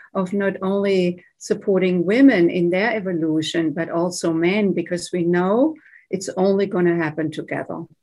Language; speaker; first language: English; non-native, fluent; German